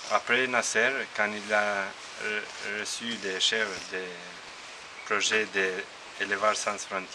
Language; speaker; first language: French; non-native, learner; Albanian